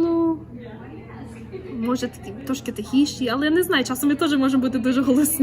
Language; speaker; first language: Ukrainian; early bilingual, other home language; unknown